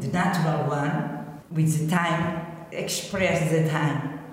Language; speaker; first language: English; non-native, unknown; Catalan